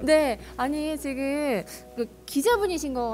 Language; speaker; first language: Korean; native; Korean